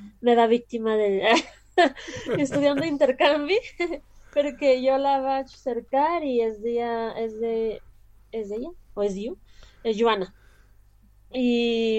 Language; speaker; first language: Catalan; non-native, learner; Spanish